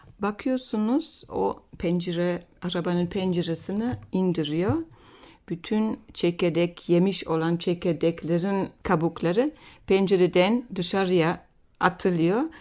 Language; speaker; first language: Turkish; non-native, fluent; German